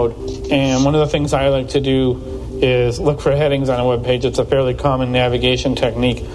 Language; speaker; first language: English; native; English